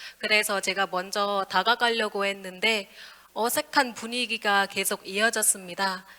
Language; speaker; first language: Korean; non-native, fluent; Vietnamese